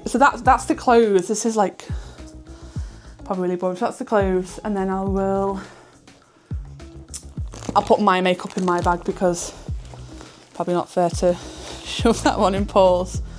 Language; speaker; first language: English; native; English